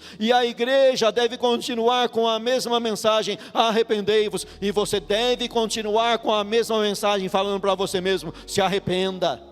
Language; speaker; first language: Portuguese; native; Portuguese